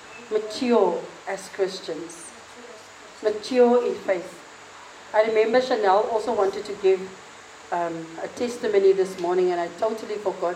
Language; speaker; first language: English; non-native, local second language; Afrikaans